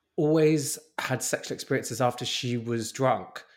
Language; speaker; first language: English; native; English